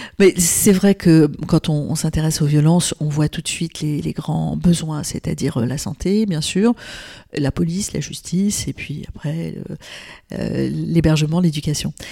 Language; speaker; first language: French; non-native, local second language; Arabic